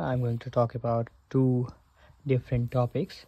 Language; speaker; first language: English; non-native, local second language; Nepali